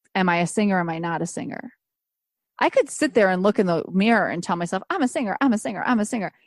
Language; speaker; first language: English; native; English